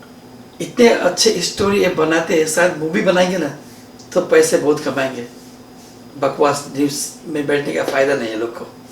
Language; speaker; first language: Hindi; non-native, learner; Nepali